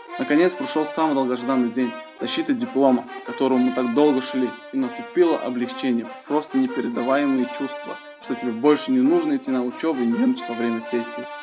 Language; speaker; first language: Russian; non-native, fluent; Turkmen